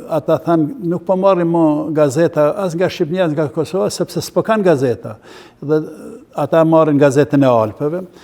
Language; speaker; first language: Albanian; native; Albanian